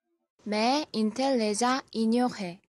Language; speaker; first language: French; non-native, learner; Korean